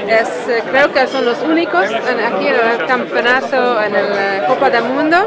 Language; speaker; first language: Spanish; non-native, fluent; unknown